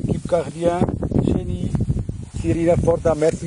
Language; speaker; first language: French; non-native, fluent; German